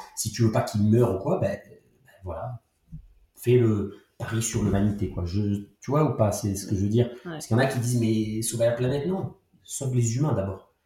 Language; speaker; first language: French; native; French